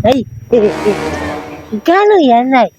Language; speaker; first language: Filipino; non-native, local second language; Cebuano